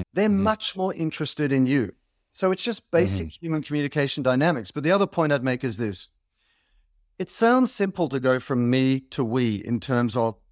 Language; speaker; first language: English; native; English